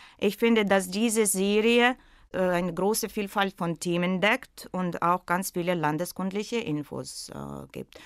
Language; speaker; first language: German; non-native, fluent; Russian